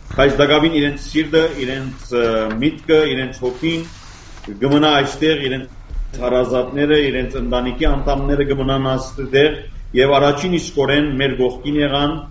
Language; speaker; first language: Armenian; native; Armenian